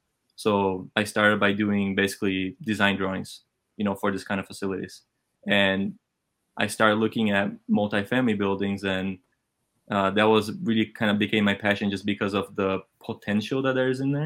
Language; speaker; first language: English; non-native, fluent; Portuguese